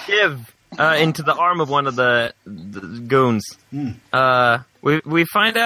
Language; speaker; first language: English; non-native, fluent; Swedish